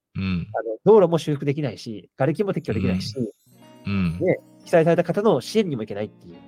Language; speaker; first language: Japanese; native; Japanese